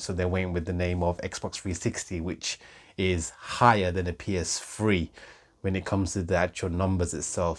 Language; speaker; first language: English; native; English